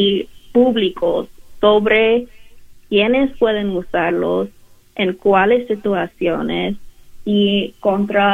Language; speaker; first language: Spanish; non-native, learner; English